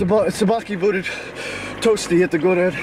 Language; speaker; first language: Russian; non-native, learner; English